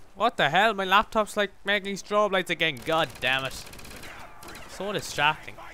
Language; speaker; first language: English; native; English